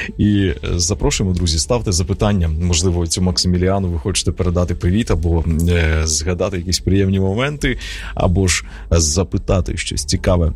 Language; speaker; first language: Ukrainian; native; Ukrainian